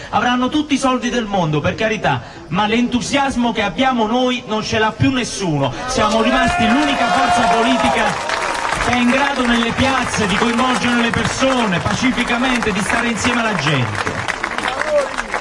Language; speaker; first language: Italian; native; Italian